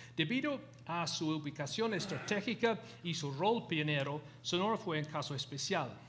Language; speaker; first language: Spanish; non-native, fluent; English